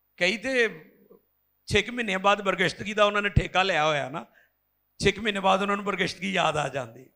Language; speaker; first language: Urdu; non-native, local second language; Punjabi